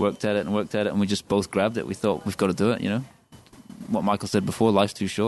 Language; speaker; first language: English; native; English